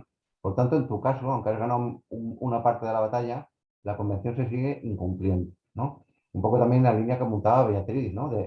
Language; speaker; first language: Spanish; native; Spanish